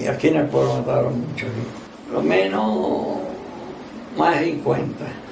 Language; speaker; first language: Spanish; native; Spanish